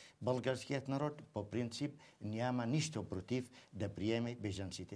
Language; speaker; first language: Bulgarian; non-native, fluent; Arabic